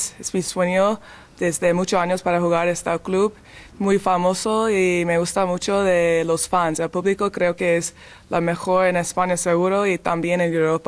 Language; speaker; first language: Spanish; non-native, learner; English